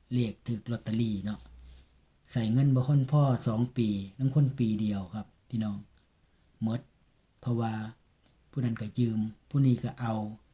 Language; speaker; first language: Thai; native; Thai